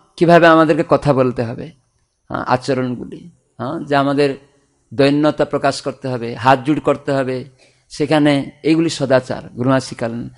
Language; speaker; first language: Bangla; non-native, fluent; Odia